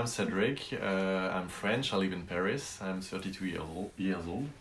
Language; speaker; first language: English; non-native, fluent; French